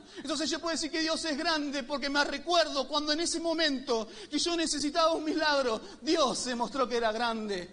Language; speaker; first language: Spanish; native; Spanish